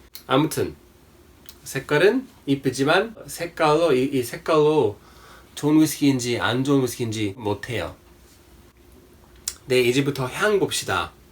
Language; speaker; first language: Korean; non-native, fluent; English